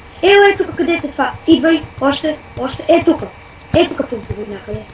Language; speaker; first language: Bulgarian; native; Bulgarian